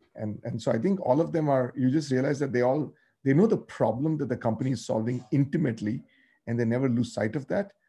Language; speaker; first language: English; non-native, local second language; Tamil